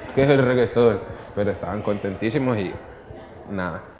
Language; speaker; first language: Spanish; early bilingual, other home language; Italian